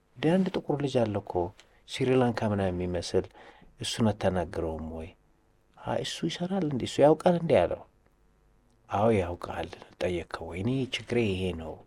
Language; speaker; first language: Amharic; native; Amharic